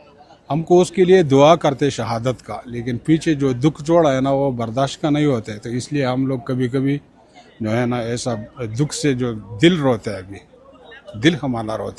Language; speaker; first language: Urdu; non-native, fluent; Pashto